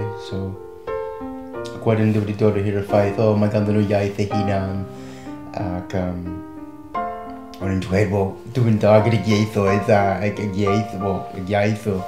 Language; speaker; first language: Welsh; non-native, fluent; English